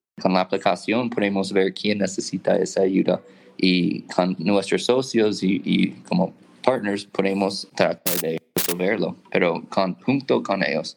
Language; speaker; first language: Spanish; non-native, fluent; English